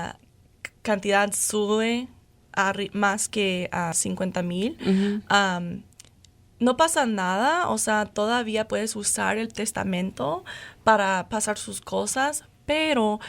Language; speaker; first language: Spanish; non-native, fluent; English